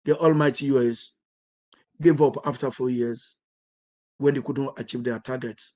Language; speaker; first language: English; non-native, local second language; Yoruba